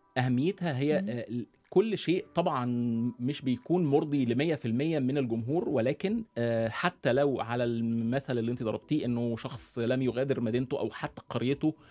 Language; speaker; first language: Arabic; native; Arabic